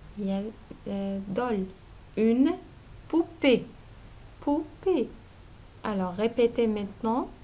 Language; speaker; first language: French; non-native, fluent; Arabic